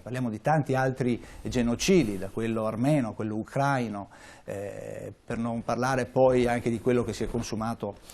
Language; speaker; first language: Italian; native; Italian